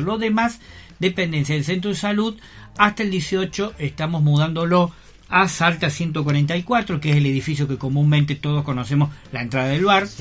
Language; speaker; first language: Spanish; native; Spanish